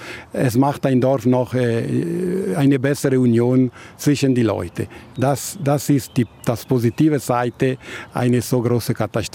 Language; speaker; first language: German; non-native, local second language; Italian